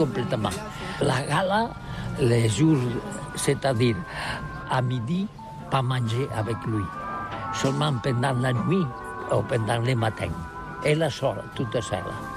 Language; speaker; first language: French; non-native, learner; Catalan